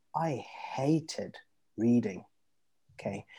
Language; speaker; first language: English; early bilingual, other home language; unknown